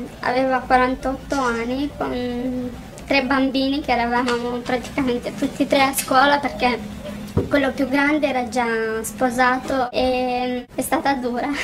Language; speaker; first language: Italian; non-native, fluent; Romanian